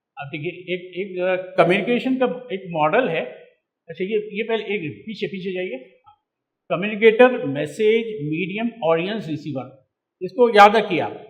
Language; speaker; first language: Urdu; native; Urdu